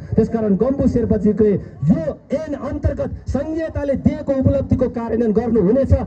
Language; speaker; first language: Nepali; non-native, local second language; Eastern Tamang